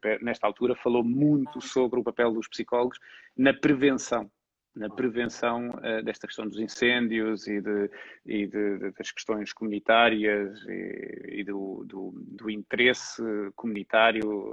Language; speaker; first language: Portuguese; native; Portuguese